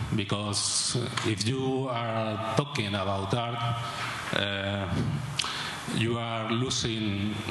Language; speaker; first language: English; non-native, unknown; Spanish